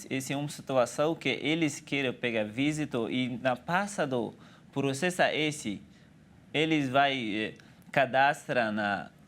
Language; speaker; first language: Portuguese; non-native, learner; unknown